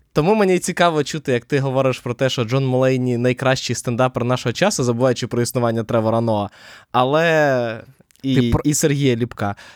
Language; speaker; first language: Ukrainian; native; Ukrainian